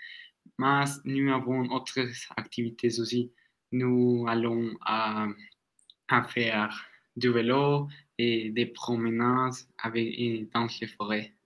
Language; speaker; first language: French; non-native, learner; Spanish